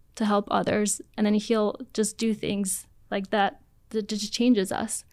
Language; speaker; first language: English; early bilingual, other home language; Polish